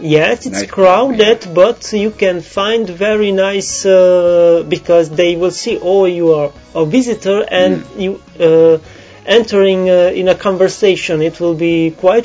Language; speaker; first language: English; non-native, learner; Romanian